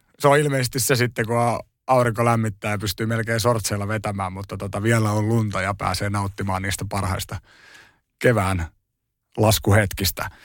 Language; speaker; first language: Finnish; native; Finnish